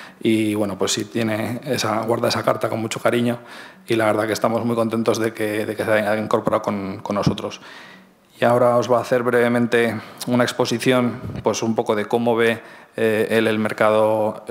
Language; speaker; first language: Spanish; native; Spanish